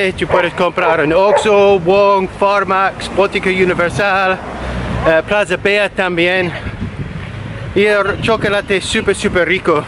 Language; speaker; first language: Spanish; non-native, learner; English